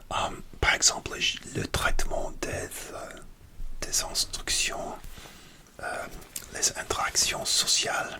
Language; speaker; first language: French; non-native, learner; English